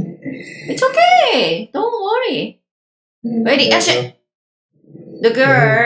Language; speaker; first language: English; non-native, fluent; Korean